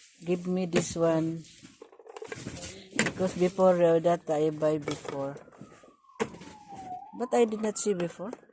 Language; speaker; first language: English; non-native, learner; Filipino